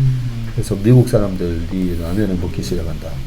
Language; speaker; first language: Korean; native; Korean